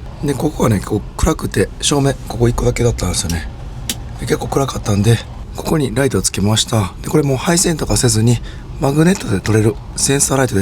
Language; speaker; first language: Japanese; native; Japanese